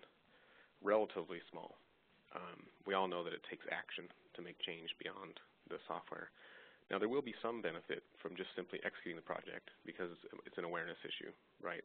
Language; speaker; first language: English; native; English